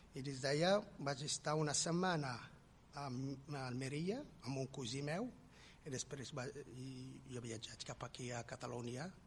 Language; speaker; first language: Catalan; non-native, learner; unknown